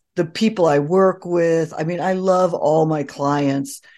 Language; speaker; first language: English; native; English